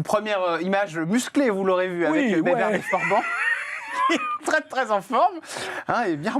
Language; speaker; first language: French; native; French